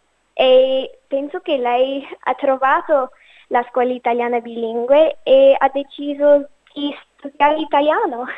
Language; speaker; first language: Italian; non-native, learner; English